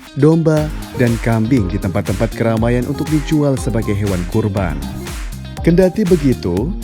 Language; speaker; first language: Indonesian; native; Indonesian